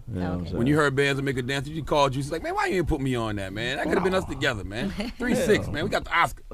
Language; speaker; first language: English; native; English